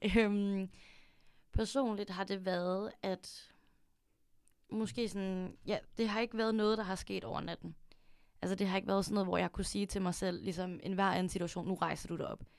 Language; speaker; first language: Danish; early bilingual, other home language; Filipino